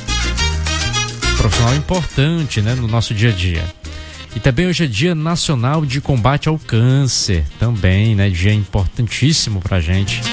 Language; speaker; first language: Portuguese; native; Portuguese